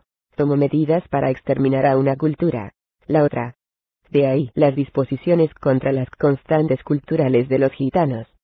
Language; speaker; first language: Spanish; native; Spanish